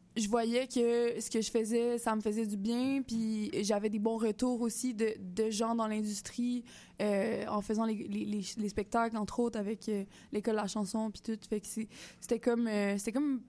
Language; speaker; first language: French; native; French